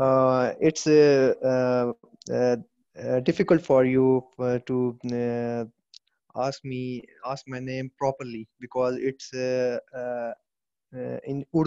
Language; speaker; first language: English; non-native, local second language; Urdu